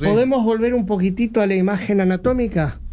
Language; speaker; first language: Spanish; native; Spanish